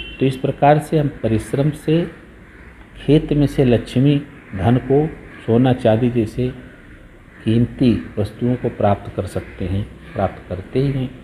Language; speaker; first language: Hindi; native; Hindi